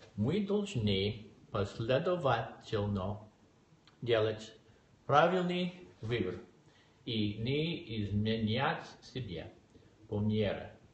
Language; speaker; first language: Russian; non-native, learner; English